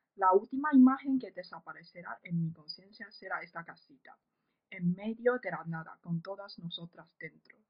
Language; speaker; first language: Spanish; non-native, fluent; Chinese